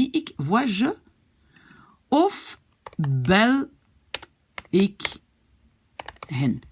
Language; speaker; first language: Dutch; non-native, fluent; French